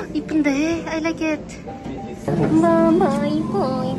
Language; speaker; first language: Korean; non-native, learner; Filipino